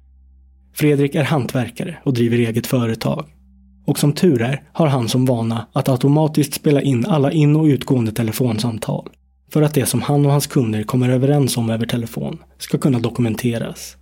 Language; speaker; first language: Swedish; native; Swedish